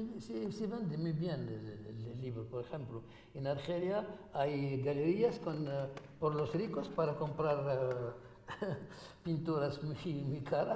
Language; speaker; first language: Spanish; non-native, fluent; Arabic